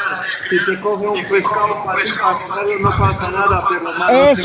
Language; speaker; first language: Spanish; non-native, learner; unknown